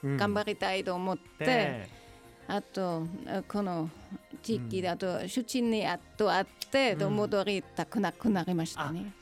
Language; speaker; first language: Japanese; non-native, learner; German